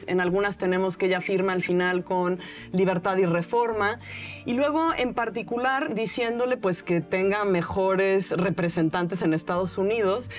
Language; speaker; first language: Spanish; native; Spanish